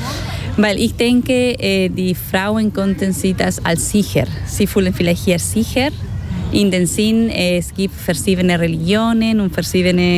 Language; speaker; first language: German; non-native, fluent; Spanish